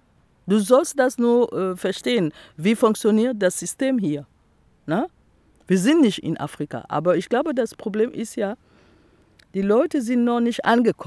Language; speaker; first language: German; non-native, fluent; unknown